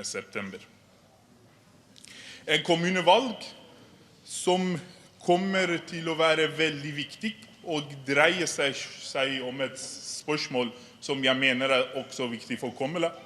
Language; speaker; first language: Norwegian; non-native, fluent; Persian